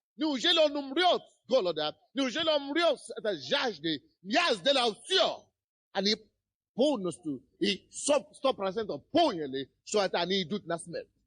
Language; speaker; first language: Russian; non-native, fluent; Yoruba